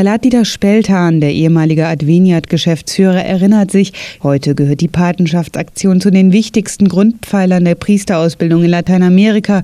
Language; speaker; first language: German; native; German